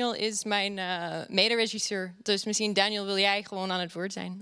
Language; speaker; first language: Dutch; non-native, fluent; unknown